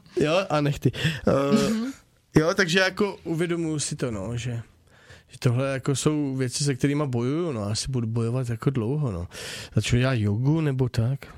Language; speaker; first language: Czech; native; Czech